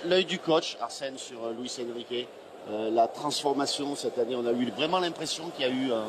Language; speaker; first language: French; native; French